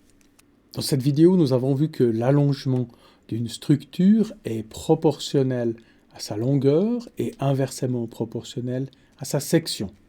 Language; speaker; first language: French; native; French